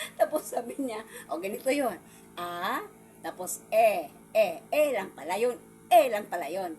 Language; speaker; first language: Filipino; non-native, local second language; Cebuano